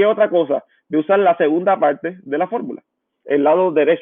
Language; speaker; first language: Spanish; native; Spanish